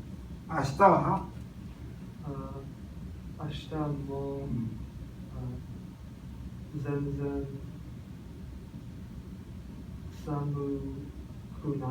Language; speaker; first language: Japanese; non-native, learner; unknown